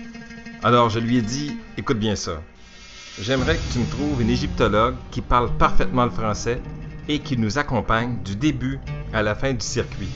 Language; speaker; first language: French; native; French